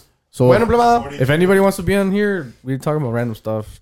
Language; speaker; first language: English; early bilingual, other home language; Spanish